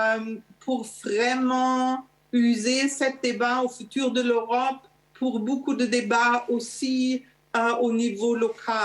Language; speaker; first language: French; non-native, learner; German